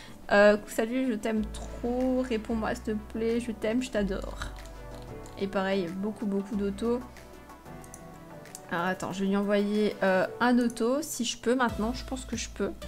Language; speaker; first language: French; native; French